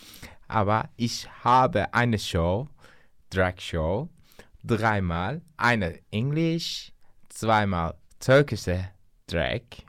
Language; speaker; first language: German; non-native, learner; Turkish